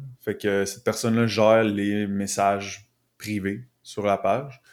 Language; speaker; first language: French; native; French